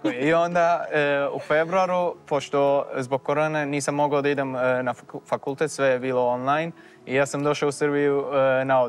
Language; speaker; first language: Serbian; non-native, fluent; Turkish